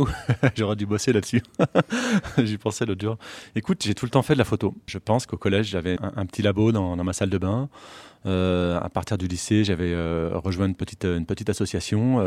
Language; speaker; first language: French; native; French